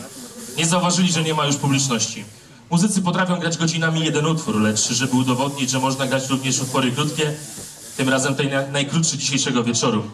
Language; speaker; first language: Polish; native; Polish